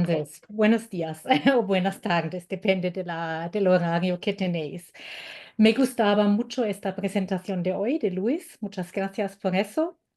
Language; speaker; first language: Spanish; non-native, fluent; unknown